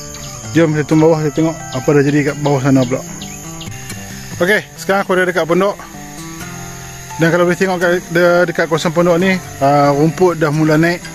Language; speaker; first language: Malay; native; Malay